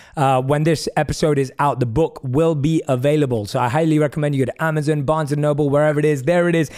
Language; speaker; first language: English; native; English